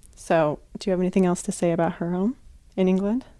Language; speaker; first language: English; native; English